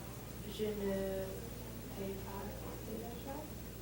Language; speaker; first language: French; non-native, learner; English